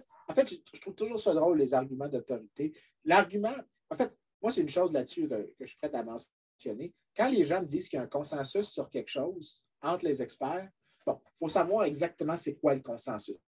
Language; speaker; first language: French; native; French